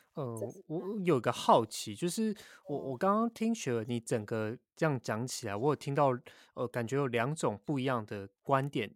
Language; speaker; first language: Chinese; native; Chinese